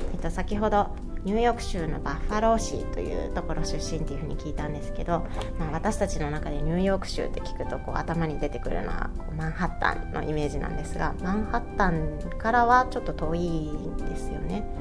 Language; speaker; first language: Japanese; native; Japanese